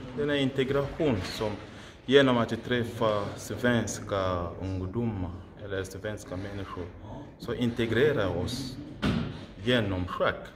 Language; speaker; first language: Swedish; non-native, learner; Lingala